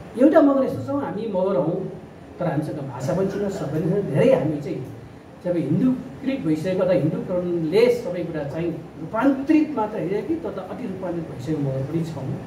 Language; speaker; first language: Nepali; native; Nepali